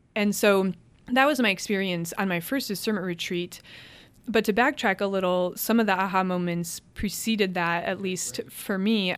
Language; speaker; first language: English; early bilingual, other home language; Hungarian